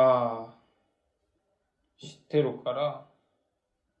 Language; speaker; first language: Japanese; non-native, learner; Korean